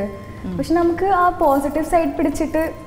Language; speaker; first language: Malayalam; non-native, local second language; Hindi